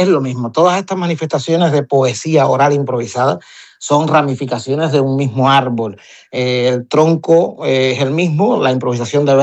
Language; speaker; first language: Spanish; native; Spanish